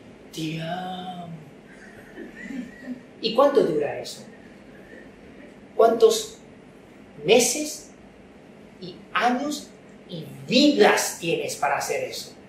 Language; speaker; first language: Spanish; non-native, fluent; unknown